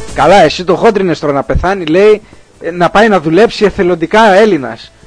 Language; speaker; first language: Greek; native; Greek